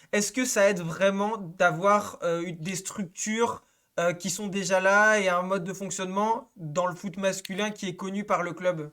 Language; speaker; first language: French; native; French